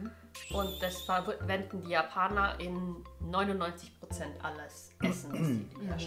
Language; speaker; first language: German; native; German